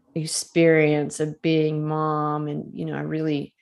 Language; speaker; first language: English; native; English